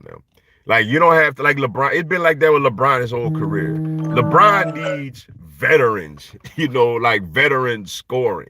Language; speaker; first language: English; native; English